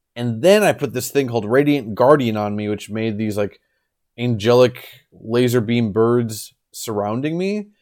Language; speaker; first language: English; native; English